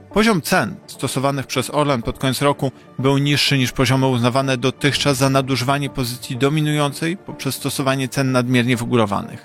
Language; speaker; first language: Polish; native; Polish